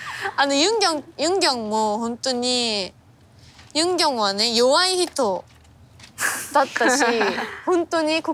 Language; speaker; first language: Japanese; non-native, fluent; Korean